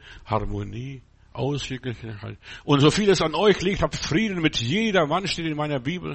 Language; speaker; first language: German; native; German